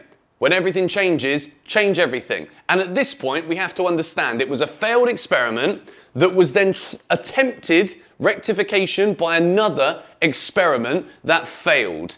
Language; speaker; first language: English; native; English